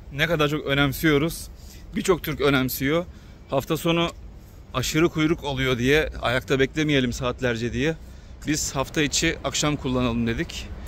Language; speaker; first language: Turkish; native; Turkish